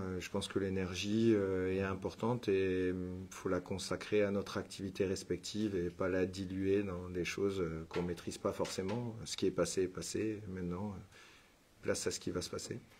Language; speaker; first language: French; native; French